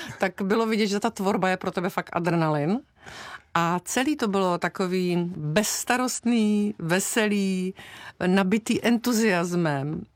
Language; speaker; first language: Czech; native; Czech